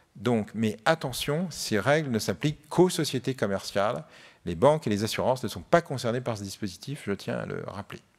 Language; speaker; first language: French; native; French